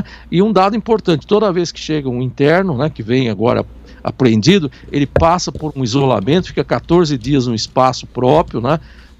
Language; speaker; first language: Portuguese; native; Portuguese